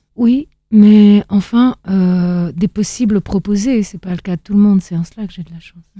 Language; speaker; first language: French; early bilingual, other home language; Italian